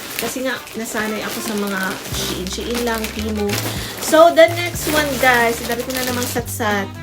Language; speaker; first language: Filipino; native; Filipino